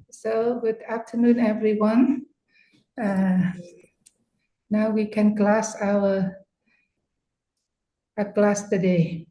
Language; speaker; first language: English; non-native, fluent; Vietnamese